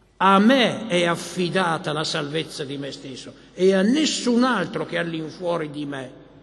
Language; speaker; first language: Italian; native; Italian